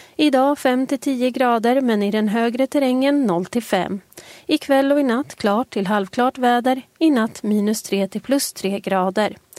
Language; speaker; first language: Swedish; native; Swedish